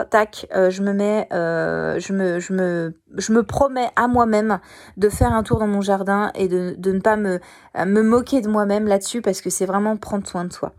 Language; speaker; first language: French; native; French